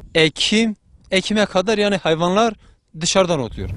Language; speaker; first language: Turkish; native; Turkish